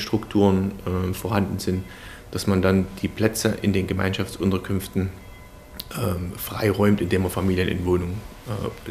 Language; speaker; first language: German; native; German